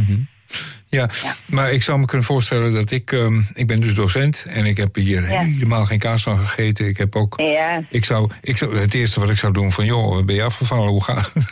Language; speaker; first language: Dutch; native; Dutch